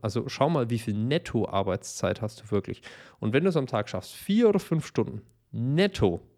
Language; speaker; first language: German; native; German